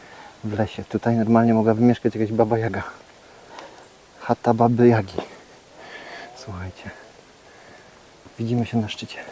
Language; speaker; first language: Polish; native; Polish